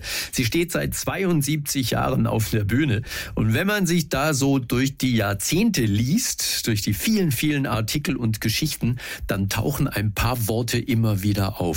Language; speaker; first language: German; native; German